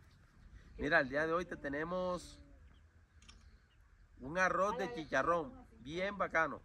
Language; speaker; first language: Spanish; native; Spanish